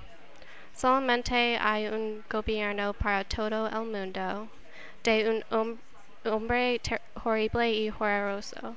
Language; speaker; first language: Spanish; non-native, learner; English